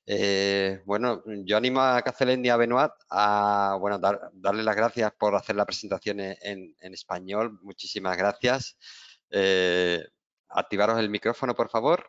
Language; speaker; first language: Spanish; native; Spanish